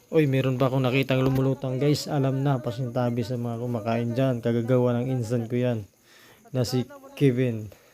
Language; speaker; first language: Filipino; non-native, local second language; Cebuano